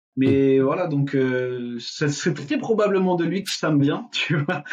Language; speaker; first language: French; non-native, local second language; Arabic